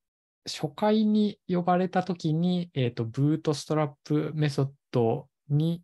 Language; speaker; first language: Japanese; native; Japanese